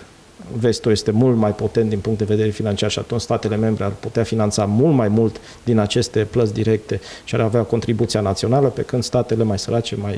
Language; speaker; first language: Romanian; native; Romanian